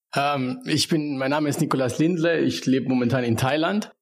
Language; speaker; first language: German; early bilingual, other home language; Spanish